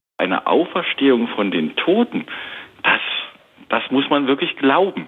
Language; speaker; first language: German; native; German